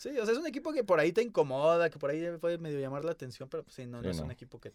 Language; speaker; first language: Spanish; native; Spanish